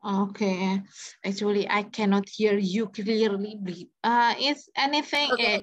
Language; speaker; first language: English; non-native, fluent; Indonesian